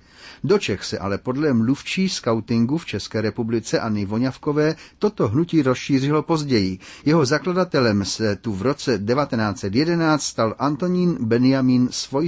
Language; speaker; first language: Czech; native; Czech